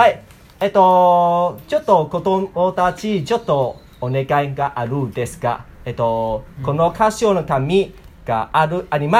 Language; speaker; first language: Japanese; non-native, learner; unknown